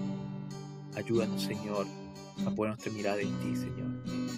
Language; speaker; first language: Spanish; native; Spanish